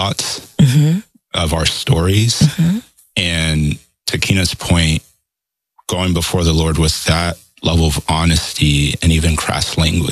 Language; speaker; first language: English; non-native, fluent; Spanish